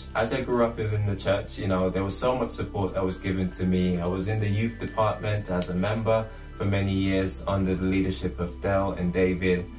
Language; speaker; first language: English; native; English